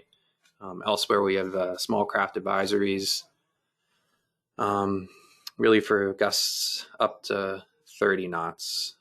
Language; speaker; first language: English; native; English